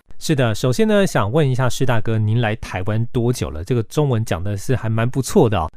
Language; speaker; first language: Chinese; native; Chinese